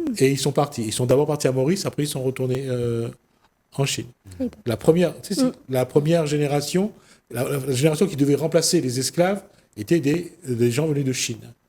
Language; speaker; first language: French; native; French